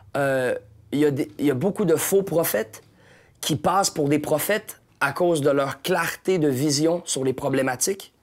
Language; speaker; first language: French; native; French